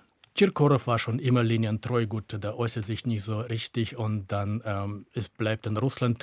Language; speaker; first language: German; native; German